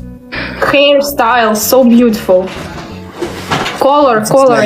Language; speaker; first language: English; non-native, learner; Russian